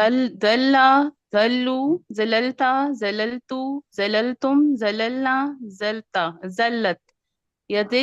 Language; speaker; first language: Arabic; non-native, learner; Urdu